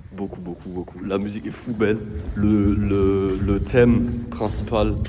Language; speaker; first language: French; non-native, fluent; German